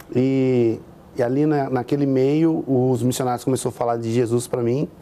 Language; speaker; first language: Portuguese; native; Portuguese